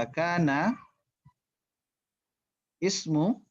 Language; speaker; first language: Arabic; non-native, fluent; Indonesian